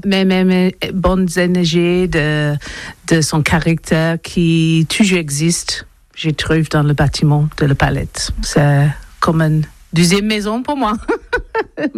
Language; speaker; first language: French; non-native, learner; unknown